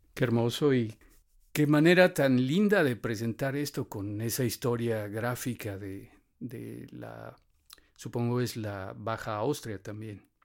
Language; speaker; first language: Spanish; native; Spanish